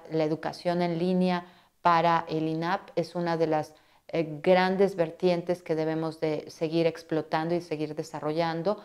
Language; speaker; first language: Spanish; native; Spanish